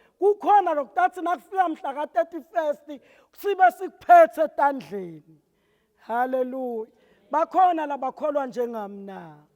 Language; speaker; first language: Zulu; non-native, local second language; Swati